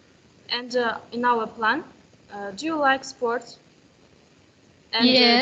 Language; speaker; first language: English; non-native, learner; Kazakh